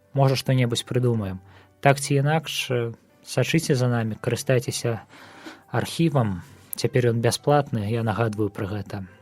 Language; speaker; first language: Belarusian; native; Belarusian